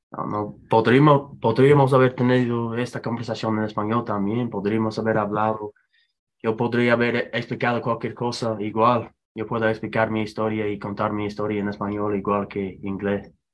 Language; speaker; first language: Spanish; non-native, fluent; English